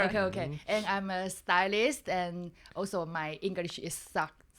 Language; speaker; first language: English; non-native, learner; Chinese